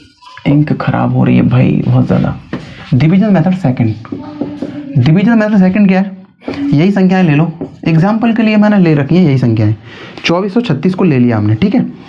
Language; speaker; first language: Hindi; native; Hindi